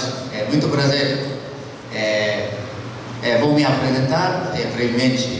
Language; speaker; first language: Portuguese; non-native, learner; Japanese